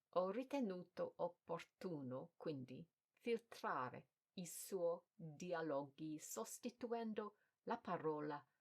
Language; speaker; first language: Italian; non-native, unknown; English